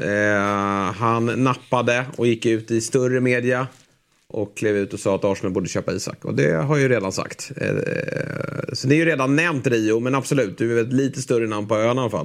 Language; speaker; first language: Swedish; native; Swedish